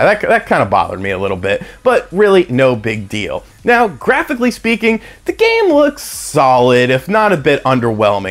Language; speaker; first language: English; native; English